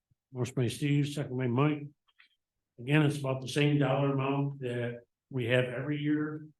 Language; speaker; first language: English; native; English